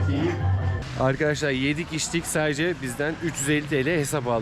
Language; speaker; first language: Turkish; native; Turkish